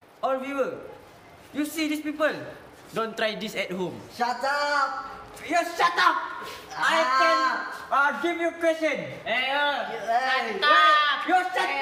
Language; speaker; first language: English; non-native, learner; Malay